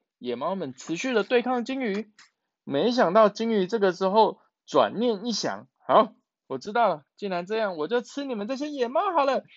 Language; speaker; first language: Chinese; native; Chinese